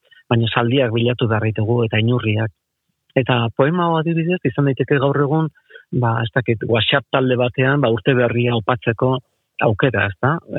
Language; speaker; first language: Basque; non-native, local second language; Spanish